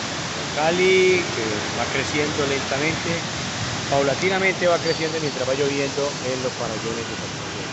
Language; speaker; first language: Spanish; native; Spanish